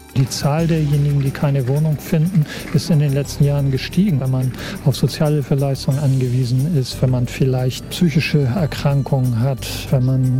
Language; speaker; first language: German; native; German